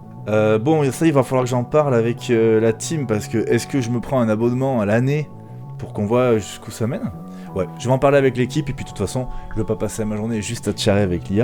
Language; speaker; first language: French; native; French